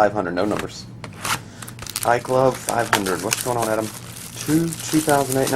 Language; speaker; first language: English; native; English